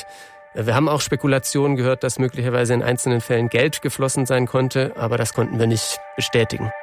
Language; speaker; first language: German; native; German